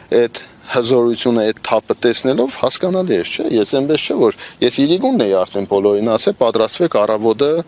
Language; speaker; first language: Armenian; native; Armenian